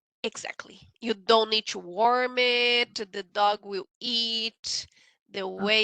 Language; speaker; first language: English; non-native, fluent; Portuguese